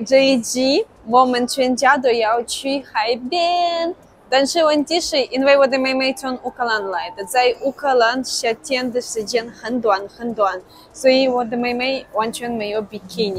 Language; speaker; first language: Chinese; non-native, fluent; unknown